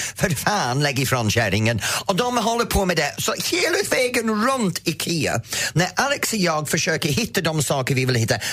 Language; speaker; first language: Swedish; native; Swedish